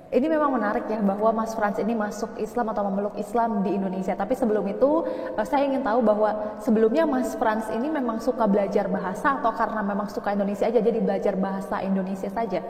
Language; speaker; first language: Indonesian; native; Indonesian